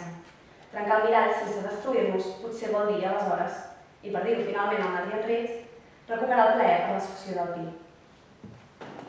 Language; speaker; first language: Catalan; native; Catalan